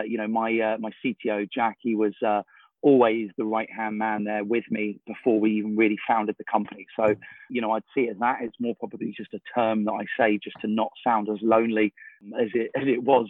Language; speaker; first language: English; native; English